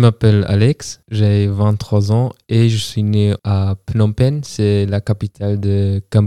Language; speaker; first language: French; non-native, fluent; German